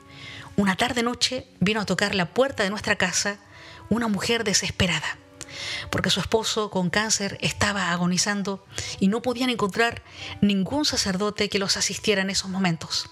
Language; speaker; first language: Spanish; native; Spanish